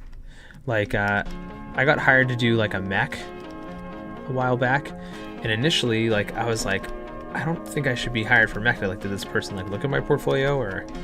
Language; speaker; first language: English; native; English